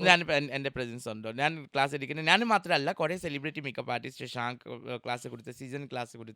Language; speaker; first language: Malayalam; non-native, local second language; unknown